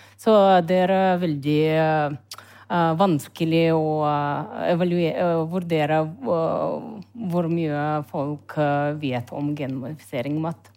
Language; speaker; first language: Norwegian; non-native, learner; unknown